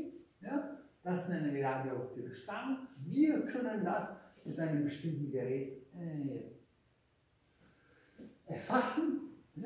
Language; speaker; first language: German; non-native, fluent; Hungarian